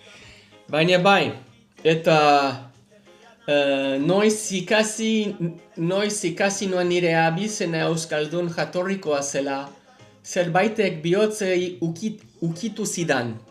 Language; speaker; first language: Basque; non-native, learner; English